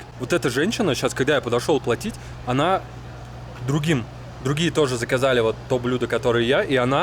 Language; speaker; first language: Russian; native; Russian